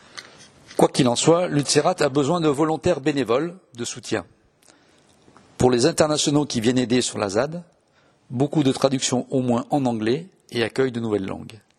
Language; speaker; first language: French; native; French